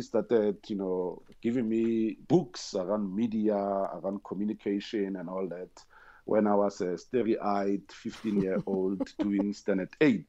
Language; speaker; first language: English; non-native, local second language; Tswana